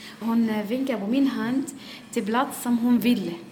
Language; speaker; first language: Swedish; non-native, learner; Arabic